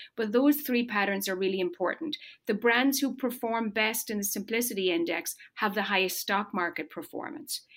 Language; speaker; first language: English; native; English